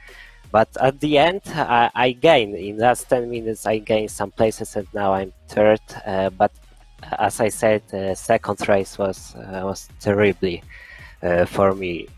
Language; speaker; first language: English; non-native, fluent; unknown